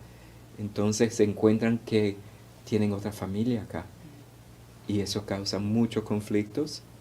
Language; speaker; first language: Spanish; early bilingual, heritage; Spanish